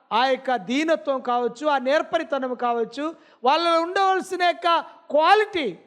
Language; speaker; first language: Telugu; non-native, local second language; Lambadi